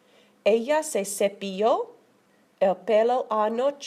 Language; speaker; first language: Spanish; non-native, fluent; English